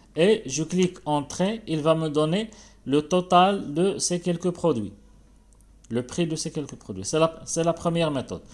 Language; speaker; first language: French; non-native, local second language; Arabic